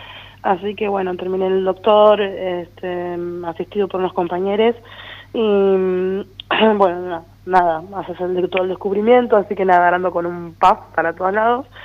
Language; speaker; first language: Spanish; native; Spanish